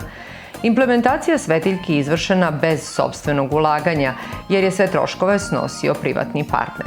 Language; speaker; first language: Serbian; native; Serbian